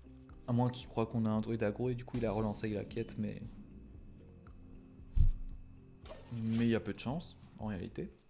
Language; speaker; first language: French; native; French